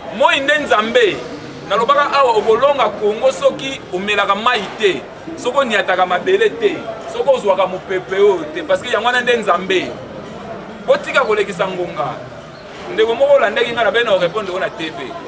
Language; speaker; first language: Lingala; native; Lingala